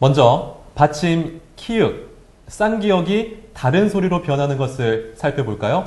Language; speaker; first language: Korean; native; Korean